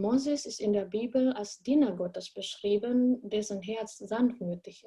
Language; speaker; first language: German; non-native, fluent; Indonesian